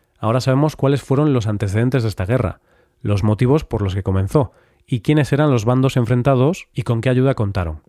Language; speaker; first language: Spanish; native; Spanish